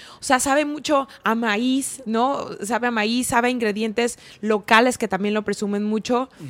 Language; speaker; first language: Spanish; native; Spanish